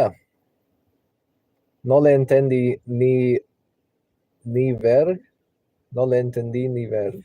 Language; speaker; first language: Spanish; non-native, learner; English